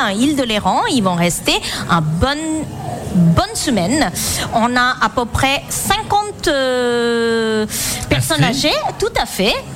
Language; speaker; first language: French; non-native, fluent; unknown